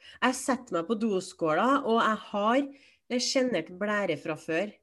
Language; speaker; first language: Norwegian; native; Norwegian